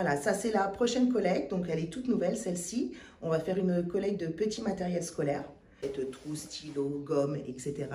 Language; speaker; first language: French; native; French